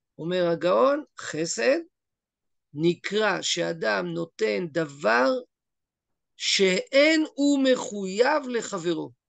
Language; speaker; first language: Hebrew; native; Hebrew